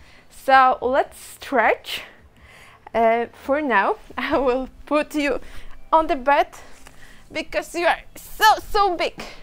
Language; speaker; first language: English; non-native, fluent; Polish